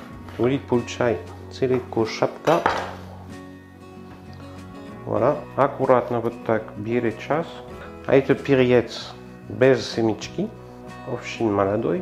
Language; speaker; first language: Russian; non-native, learner; French